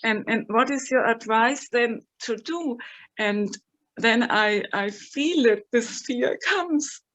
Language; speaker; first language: English; non-native, fluent; German